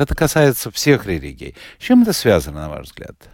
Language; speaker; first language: Russian; native; Russian